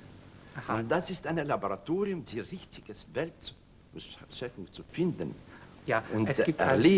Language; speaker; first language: German; non-native, learner; Russian